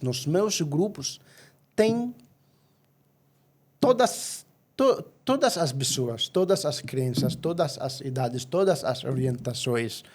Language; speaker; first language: Portuguese; non-native, fluent; Arabic